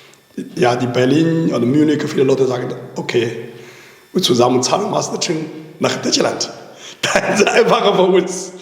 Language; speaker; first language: German; non-native, learner; Chinese